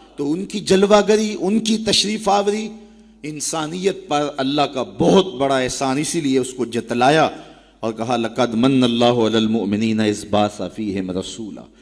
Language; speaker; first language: Urdu; non-native, local second language; Punjabi